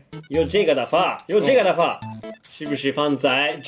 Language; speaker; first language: Chinese; non-native, fluent; Japanese